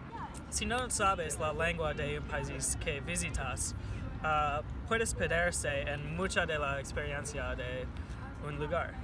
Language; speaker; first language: Spanish; non-native, learner; English